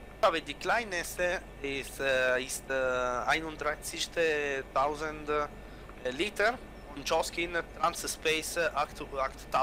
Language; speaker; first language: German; non-native, learner; Italian